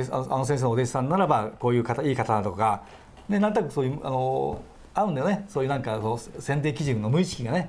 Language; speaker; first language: Japanese; native; Japanese